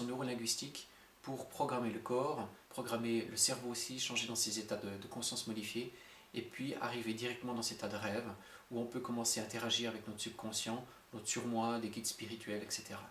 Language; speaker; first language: French; native; French